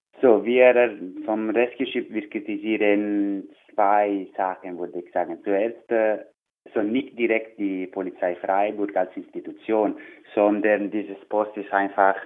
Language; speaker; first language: German; non-native, learner; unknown